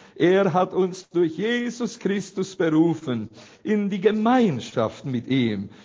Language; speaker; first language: German; non-native, fluent; Romanian